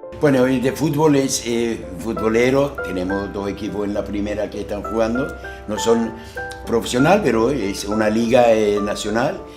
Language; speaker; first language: Spanish; non-native, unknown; Azerbaijani